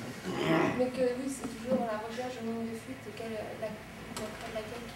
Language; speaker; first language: French; native; French